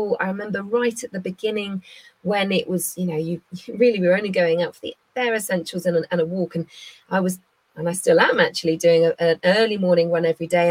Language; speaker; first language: English; native; English